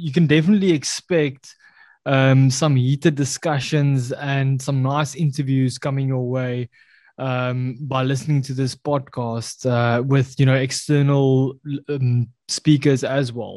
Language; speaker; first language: English; non-native, local second language; Afrikaans